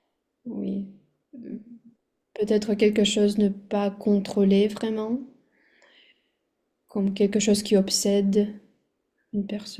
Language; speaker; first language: French; non-native, fluent; Russian